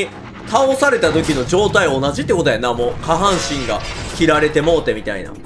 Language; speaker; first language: Japanese; native; Japanese